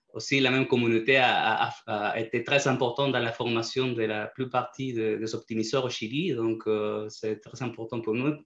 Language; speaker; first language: French; non-native, fluent; Spanish